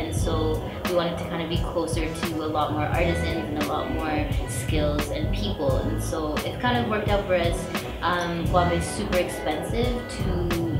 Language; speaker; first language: English; native; English